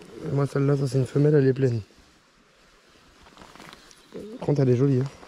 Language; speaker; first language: French; native; French